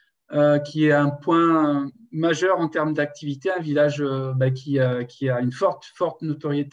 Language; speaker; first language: French; native; French